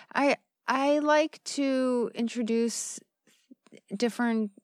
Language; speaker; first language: English; native; English